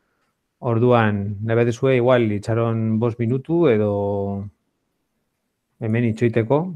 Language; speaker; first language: Basque; non-native, local second language; Spanish